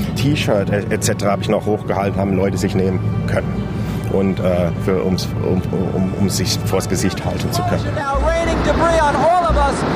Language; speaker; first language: German; native; German